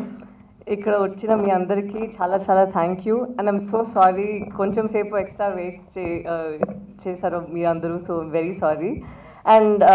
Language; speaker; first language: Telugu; non-native, local second language; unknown